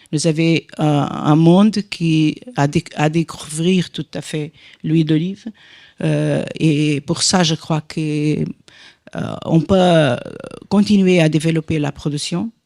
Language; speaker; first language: French; non-native, fluent; Portuguese